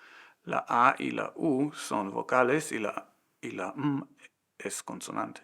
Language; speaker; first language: Spanish; non-native, fluent; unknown